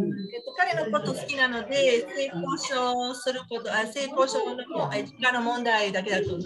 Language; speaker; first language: Japanese; non-native, learner; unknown